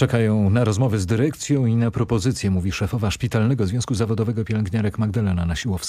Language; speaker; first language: Polish; native; Polish